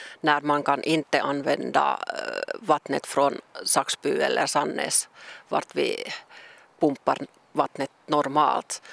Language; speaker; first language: Swedish; non-native, local second language; Finnish